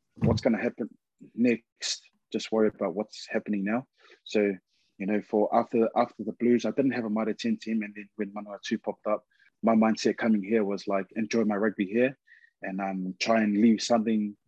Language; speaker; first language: English; native; English